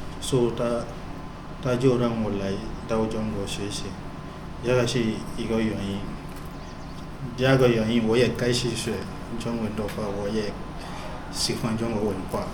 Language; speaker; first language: Chinese; non-native, fluent; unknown